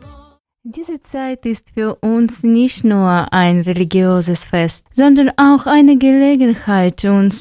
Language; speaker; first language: German; non-native, fluent; Ukrainian